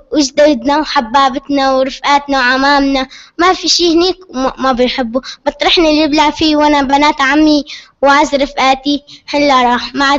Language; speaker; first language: Arabic; native; Arabic